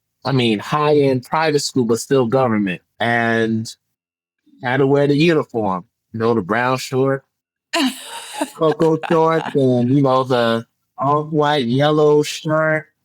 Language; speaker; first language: English; early bilingual, other home language; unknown